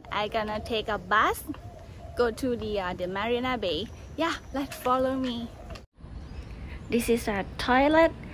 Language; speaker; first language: English; non-native, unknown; Thai